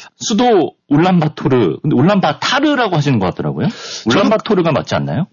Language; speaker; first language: Korean; native; Korean